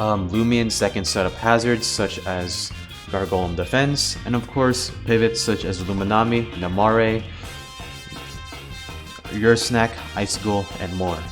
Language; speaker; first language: English; native; English